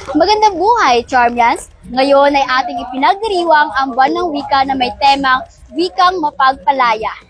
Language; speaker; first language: Filipino; non-native, local second language; Aklanon